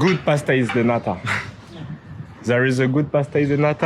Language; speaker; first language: English; non-native, learner; French